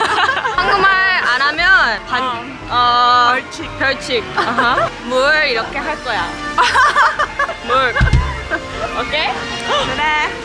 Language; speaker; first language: Korean; early bilingual, heritage; English